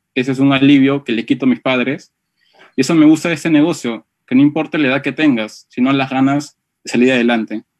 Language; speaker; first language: Spanish; native; Spanish